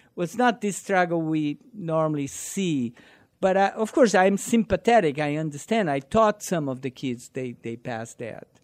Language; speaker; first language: English; non-native, learner; Portuguese